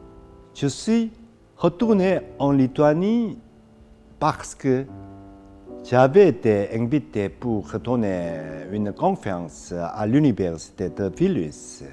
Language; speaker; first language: French; non-native, fluent; Korean